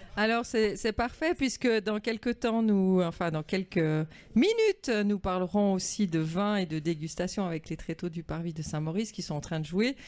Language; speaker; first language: French; native; French